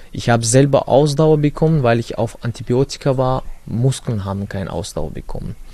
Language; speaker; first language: German; early bilingual, other home language; Chechen